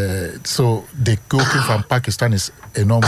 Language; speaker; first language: Dutch; non-native, learner; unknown